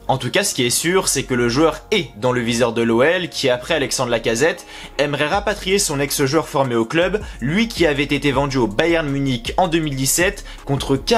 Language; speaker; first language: French; native; French